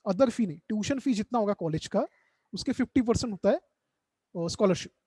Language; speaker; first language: Hindi; non-native, local second language; Marathi